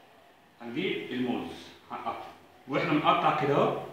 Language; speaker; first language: Arabic; native; Arabic